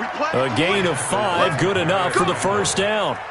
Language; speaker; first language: English; native; English